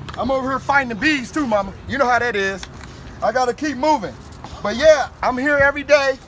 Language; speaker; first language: English; native; English